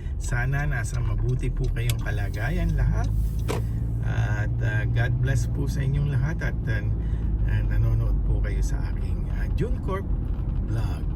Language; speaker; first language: Filipino; native; Filipino